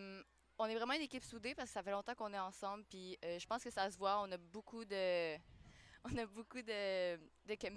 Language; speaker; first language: French; native; French